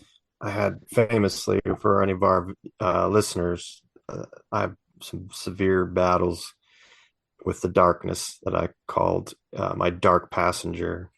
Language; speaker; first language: English; native; English